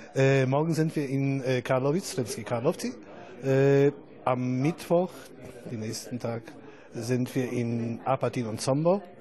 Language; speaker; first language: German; non-native, fluent; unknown